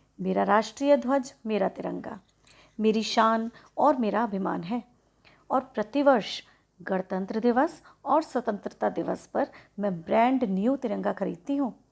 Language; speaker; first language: Hindi; native; Hindi